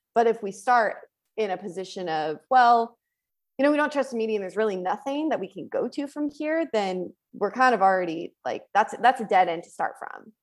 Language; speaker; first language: English; native; English